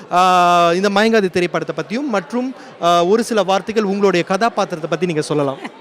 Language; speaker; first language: Tamil; native; Tamil